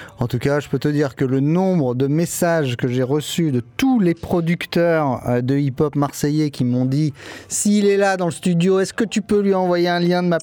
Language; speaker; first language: French; native; French